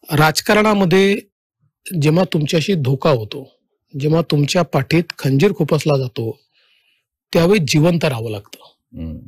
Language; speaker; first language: Marathi; native; Marathi